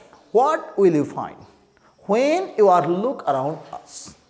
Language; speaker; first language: English; non-native, local second language; Nepali